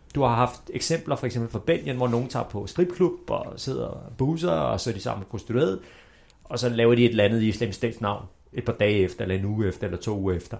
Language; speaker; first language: Danish; early bilingual, other home language; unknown